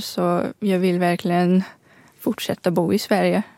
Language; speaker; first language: Swedish; non-native, fluent; Ukrainian